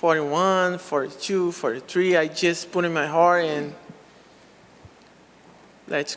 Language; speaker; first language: English; non-native, local second language; Portuguese